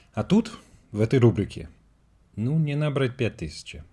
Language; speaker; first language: Russian; non-native, fluent; English